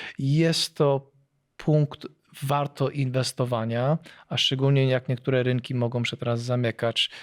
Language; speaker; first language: Polish; early bilingual, heritage; Polish